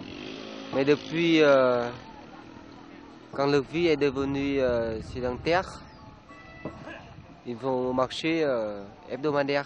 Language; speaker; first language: French; non-native, fluent; Vietnamese